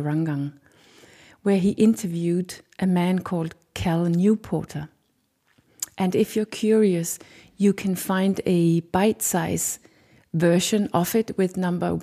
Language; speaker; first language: English; non-native, fluent; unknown